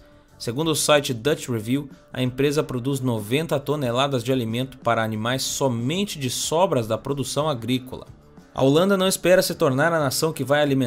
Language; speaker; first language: Portuguese; native; Portuguese